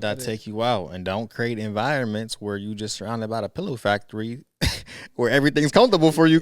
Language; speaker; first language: English; native; English